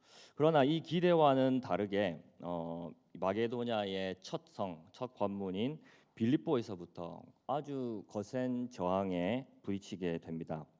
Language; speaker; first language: Korean; native; Korean